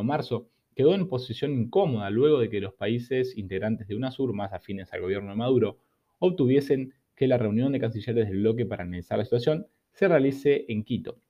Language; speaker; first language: Spanish; native; Spanish